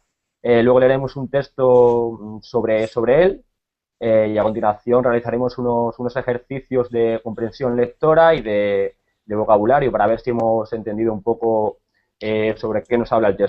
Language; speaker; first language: Spanish; native; Spanish